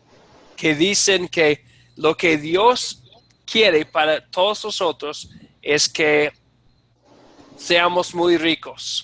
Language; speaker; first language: Spanish; non-native, fluent; English